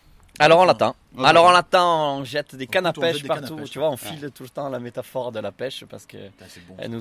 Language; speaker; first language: French; native; French